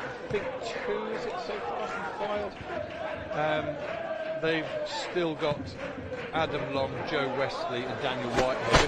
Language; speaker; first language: English; native; English